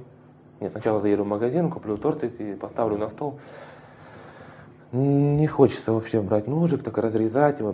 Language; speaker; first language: Russian; native; Russian